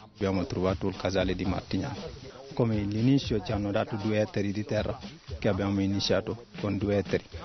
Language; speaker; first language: Italian; non-native, fluent; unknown